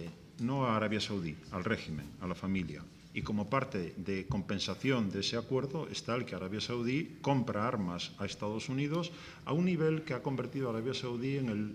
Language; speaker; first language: Spanish; native; Spanish